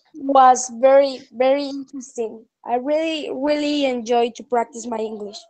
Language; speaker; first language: English; non-native, learner; Spanish